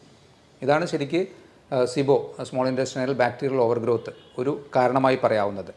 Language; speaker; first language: Malayalam; native; Malayalam